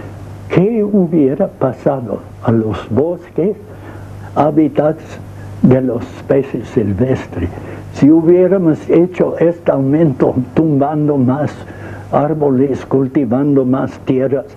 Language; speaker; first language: Spanish; non-native, fluent; English